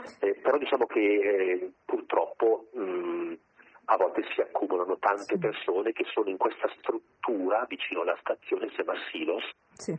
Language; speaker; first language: Italian; native; Italian